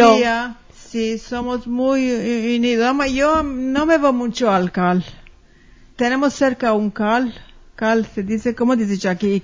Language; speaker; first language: Spanish; early bilingual, heritage; Ladino